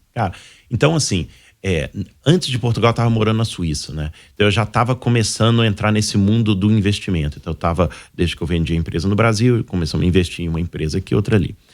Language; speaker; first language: Portuguese; native; Portuguese